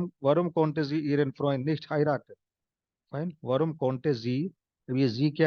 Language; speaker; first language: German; non-native, fluent; Hindi